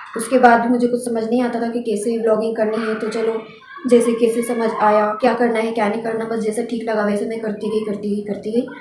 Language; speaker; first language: Hindi; native; Hindi